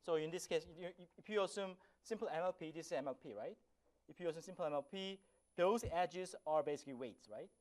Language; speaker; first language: English; non-native, fluent; Korean